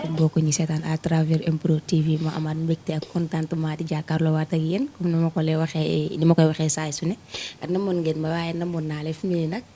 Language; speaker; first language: Wolof; native; Wolof